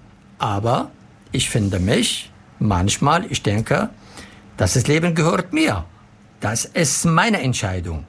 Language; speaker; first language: German; non-native, learner; Arabic